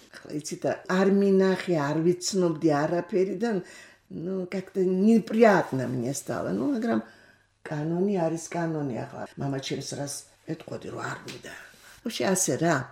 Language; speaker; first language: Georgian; non-native, local second language; Kurdish